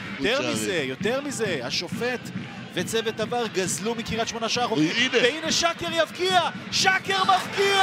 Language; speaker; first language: Hebrew; native; Hebrew